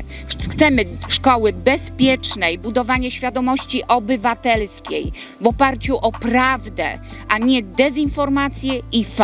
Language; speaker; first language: Polish; native; Polish